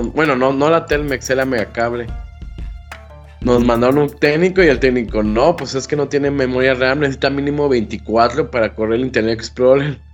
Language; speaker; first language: Spanish; native; Spanish